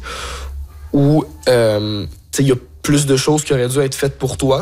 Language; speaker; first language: French; native; French